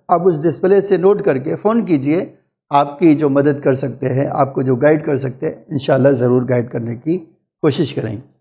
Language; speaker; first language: Urdu; native; Urdu